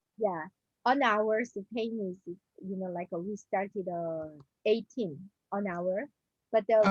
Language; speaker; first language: English; non-native, learner; Korean